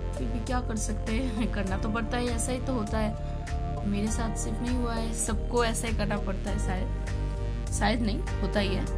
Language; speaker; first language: Hindi; non-native, local second language; Bangla